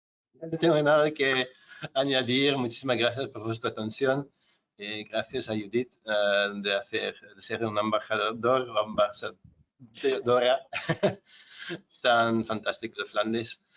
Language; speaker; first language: Spanish; non-native, fluent; Dutch